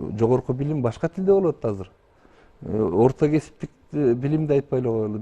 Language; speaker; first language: Kyrgyz; native; Kyrgyz